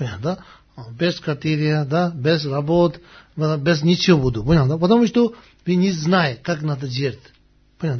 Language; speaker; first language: Russian; non-native, learner; Tibetan